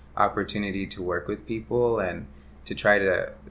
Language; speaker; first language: English; early bilingual, other home language; Hindi